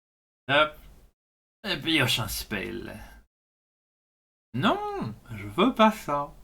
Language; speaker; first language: French; native; French